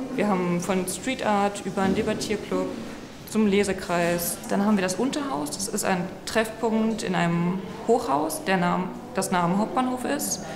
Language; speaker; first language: German; native; German